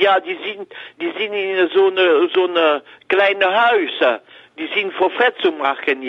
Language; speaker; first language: German; non-native, learner; French